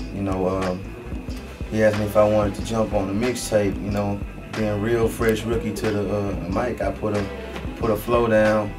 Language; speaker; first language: English; native; English